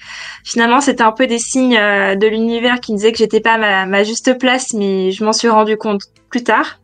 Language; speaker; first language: French; native; French